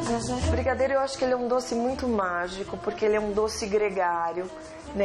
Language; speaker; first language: Portuguese; native; Portuguese